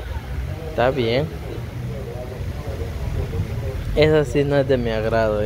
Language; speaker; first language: Spanish; native; Spanish